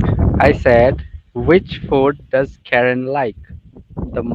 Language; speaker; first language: English; non-native, learner; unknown